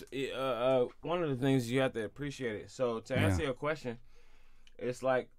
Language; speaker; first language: English; native; English